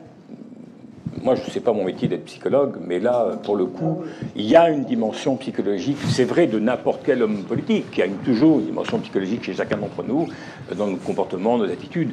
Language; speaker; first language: French; native; French